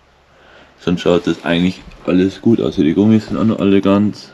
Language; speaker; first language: German; native; German